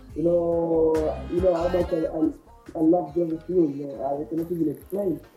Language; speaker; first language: English; non-native, local second language; Shona